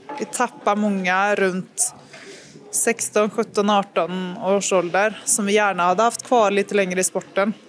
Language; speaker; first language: Swedish; native; Swedish